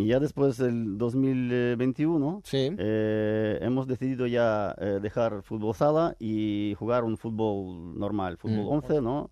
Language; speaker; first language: Spanish; non-native, fluent; Ukrainian